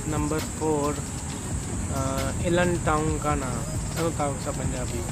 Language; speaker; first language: Filipino; non-native, learner; Punjabi